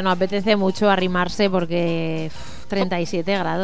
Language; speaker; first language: Spanish; native; Spanish